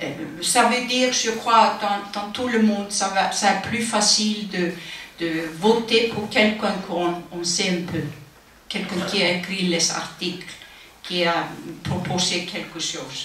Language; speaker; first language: French; non-native, learner; Icelandic